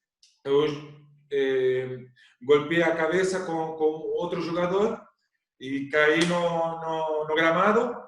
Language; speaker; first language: Portuguese; non-native, learner; Spanish